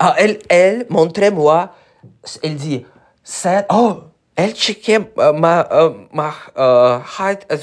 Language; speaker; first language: French; non-native, learner; Russian